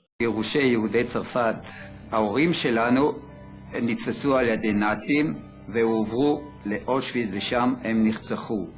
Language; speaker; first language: Hebrew; early bilingual, other home language; French